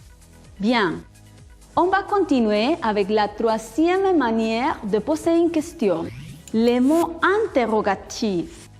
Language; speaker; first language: French; non-native, fluent; Spanish